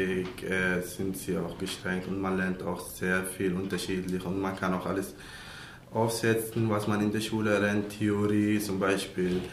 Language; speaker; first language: German; non-native, learner; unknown